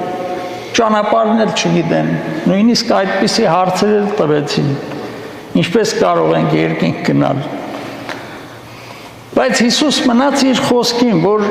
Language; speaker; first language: Armenian; native; Armenian